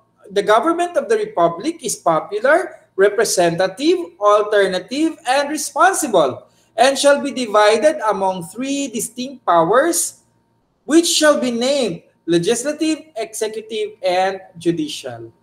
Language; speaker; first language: English; non-native, local second language; Filipino